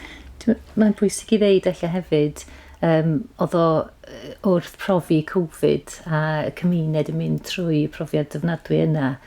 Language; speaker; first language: Welsh; native; Welsh